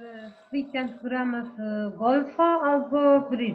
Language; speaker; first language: Polish; non-native, learner; Turkish